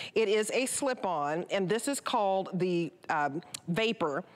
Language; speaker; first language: English; native; English